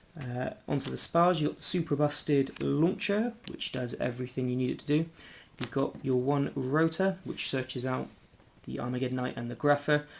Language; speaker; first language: English; native; English